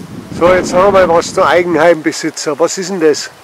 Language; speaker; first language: German; native; German